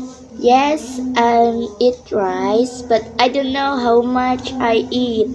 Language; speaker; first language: English; non-native, learner; Indonesian